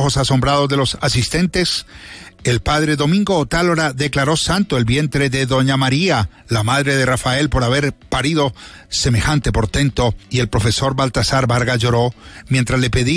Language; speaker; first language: Spanish; native; Spanish